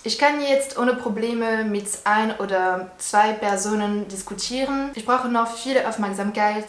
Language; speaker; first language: German; non-native, learner; French